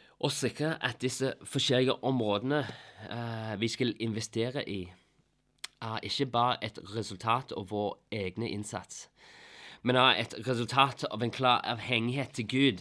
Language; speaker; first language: Norwegian; non-native, fluent; English